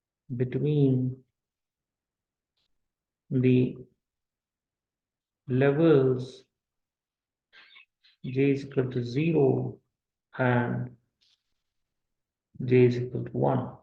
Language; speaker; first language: English; non-native, local second language; Kashmiri